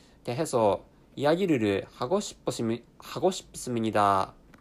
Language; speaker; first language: Korean; non-native, learner; Japanese